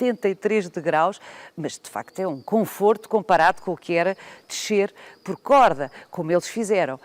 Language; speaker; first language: Portuguese; native; Portuguese